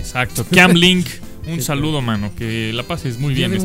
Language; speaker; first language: Spanish; native; Spanish